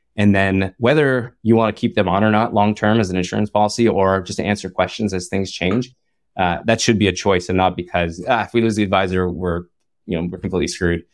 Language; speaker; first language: English; native; English